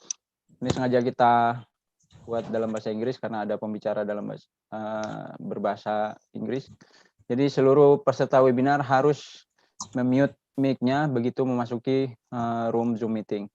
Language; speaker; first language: Indonesian; native; Indonesian